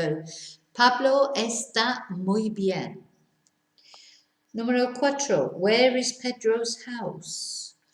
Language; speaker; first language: Spanish; non-native, fluent; English